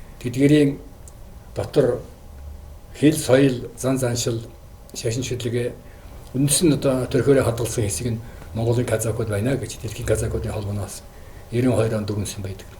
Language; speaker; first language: Mongolian; non-native, local second language; Kazakh